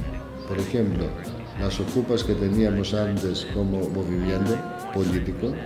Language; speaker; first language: Spanish; non-native, learner; Greek